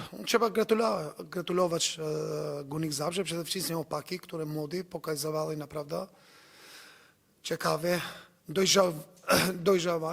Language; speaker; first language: Polish; non-native, learner; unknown